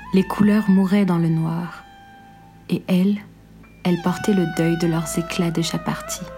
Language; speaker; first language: French; non-native, local second language; Arabic